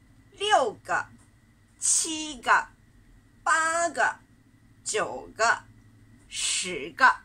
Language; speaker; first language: Chinese; non-native, fluent; Japanese